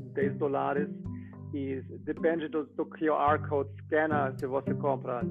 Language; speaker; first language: Portuguese; non-native, fluent; German